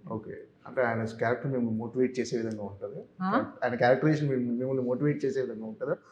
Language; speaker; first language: Telugu; native; Telugu